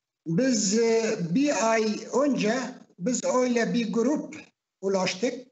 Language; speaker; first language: Turkish; non-native, fluent; Arabic